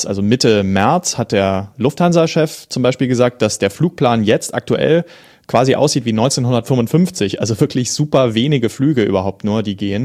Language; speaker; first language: German; native; German